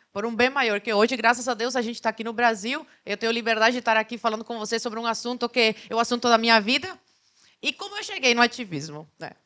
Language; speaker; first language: Portuguese; early bilingual, other home language; Spanish